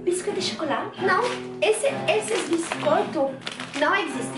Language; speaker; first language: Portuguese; non-native, fluent; French